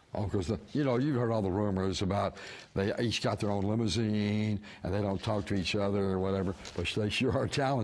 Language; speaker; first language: English; native; English